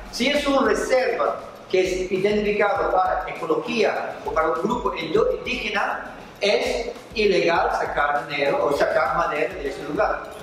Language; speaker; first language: Spanish; non-native, fluent; English